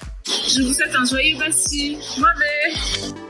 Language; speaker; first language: French; early bilingual, other home language; Fijian